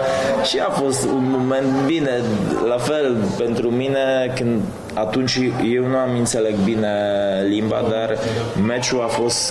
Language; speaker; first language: Romanian; non-native, fluent; Polish